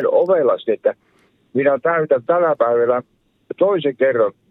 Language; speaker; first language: Finnish; native; Finnish